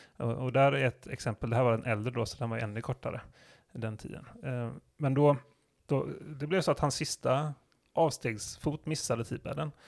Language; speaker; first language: Swedish; native; Swedish